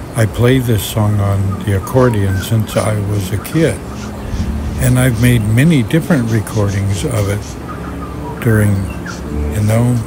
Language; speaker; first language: English; native; English